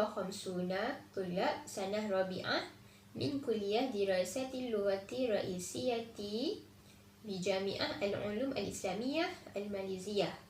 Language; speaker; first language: Arabic; non-native, learner; Malay